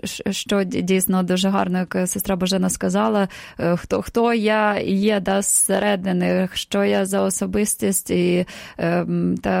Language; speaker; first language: Ukrainian; native; Ukrainian